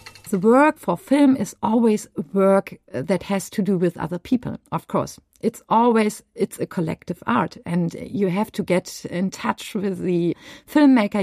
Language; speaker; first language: English; non-native, fluent; German